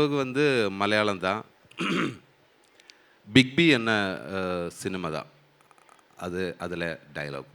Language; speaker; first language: Tamil; non-native, learner; Malayalam